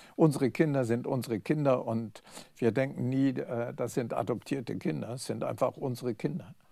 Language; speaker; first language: German; native; German